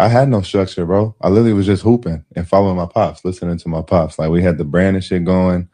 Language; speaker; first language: English; native; English